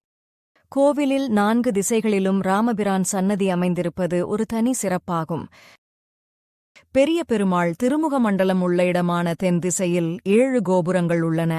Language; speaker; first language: Tamil; native; Tamil